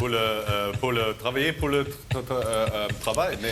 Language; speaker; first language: French; non-native, learner; German